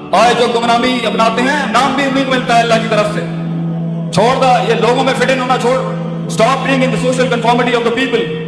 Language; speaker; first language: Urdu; non-native, local second language; Punjabi